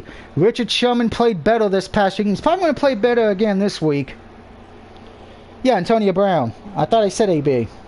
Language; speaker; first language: English; native; English